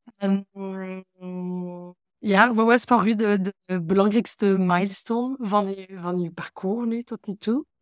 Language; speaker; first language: Dutch; non-native, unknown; French